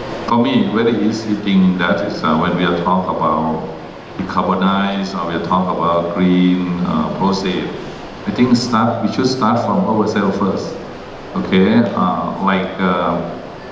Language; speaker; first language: English; non-native, learner; Thai